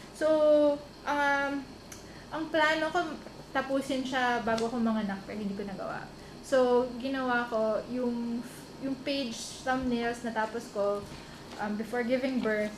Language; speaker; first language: Filipino; native; Filipino